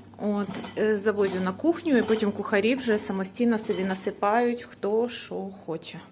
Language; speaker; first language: Ukrainian; native; Ukrainian